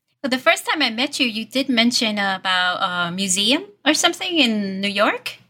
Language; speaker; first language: English; early bilingual, other home language; Spanish